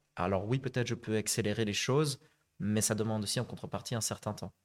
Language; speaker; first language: French; native; French